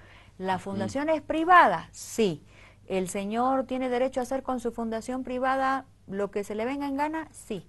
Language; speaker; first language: Spanish; native; Spanish